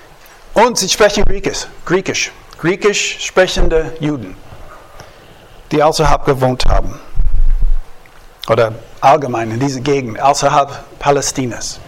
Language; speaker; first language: German; non-native, fluent; English